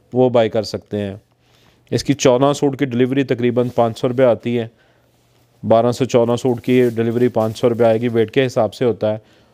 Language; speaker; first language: Urdu; non-native, local second language; Punjabi